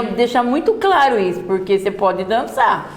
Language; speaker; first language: Portuguese; native; Portuguese